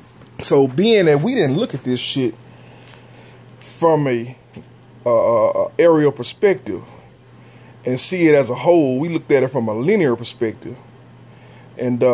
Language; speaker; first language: English; native; English